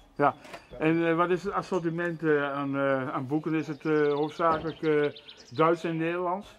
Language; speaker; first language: Dutch; native; Dutch